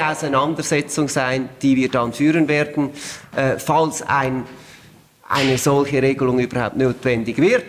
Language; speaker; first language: German; native; German